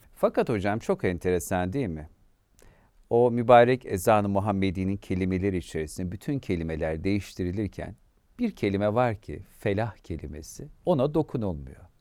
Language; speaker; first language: Turkish; native; Turkish